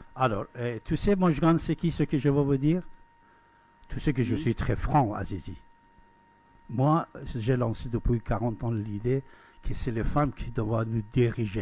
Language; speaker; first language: French; non-native, fluent; Persian